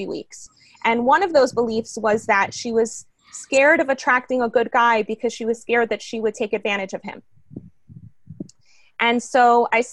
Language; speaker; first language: English; early bilingual, other home language; Spanish